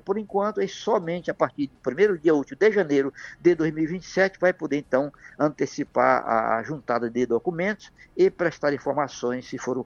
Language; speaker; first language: Portuguese; native; Portuguese